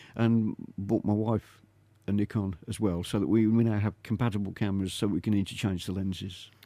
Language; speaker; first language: English; native; English